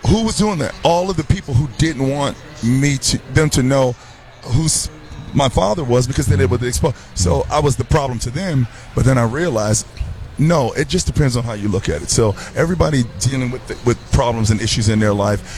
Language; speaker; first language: English; native; English